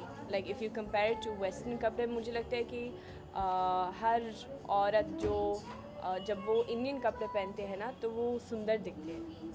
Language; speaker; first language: Hindi; non-native, learner; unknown